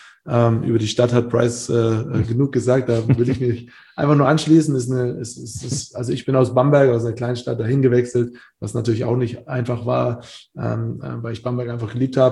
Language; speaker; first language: German; native; German